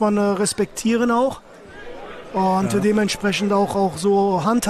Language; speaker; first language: German; native; German